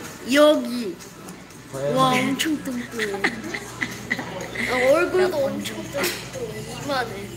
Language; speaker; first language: Korean; early bilingual, heritage; Korean